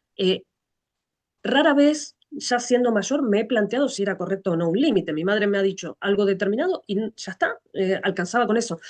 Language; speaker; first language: Spanish; native; Spanish